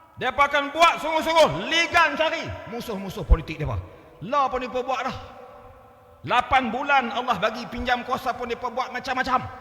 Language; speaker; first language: Malay; native; Malay